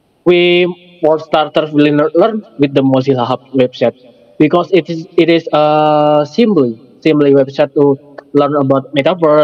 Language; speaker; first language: English; non-native, learner; Indonesian